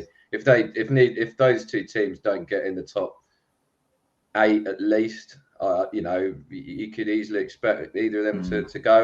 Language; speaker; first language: English; native; English